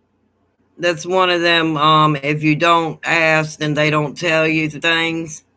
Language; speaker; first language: English; native; English